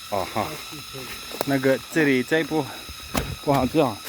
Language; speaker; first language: Chinese; non-native, learner; Filipino